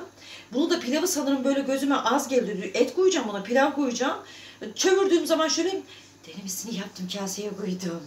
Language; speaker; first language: Turkish; native; Turkish